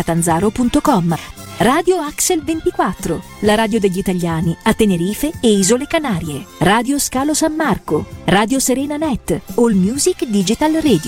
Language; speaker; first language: Italian; native; Italian